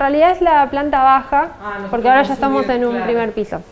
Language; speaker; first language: Spanish; native; Spanish